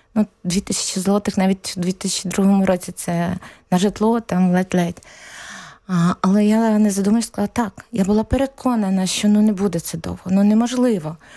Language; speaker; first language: Ukrainian; native; Ukrainian